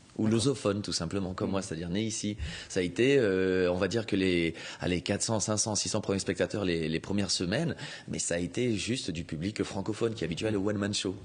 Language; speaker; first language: French; native; French